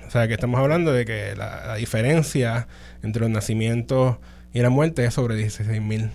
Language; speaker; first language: Spanish; native; Spanish